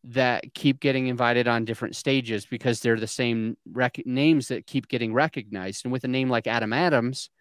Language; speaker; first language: English; native; English